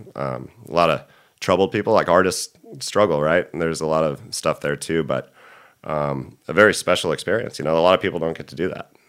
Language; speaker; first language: English; native; English